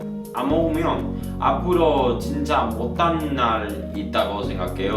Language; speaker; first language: Korean; non-native, learner; Spanish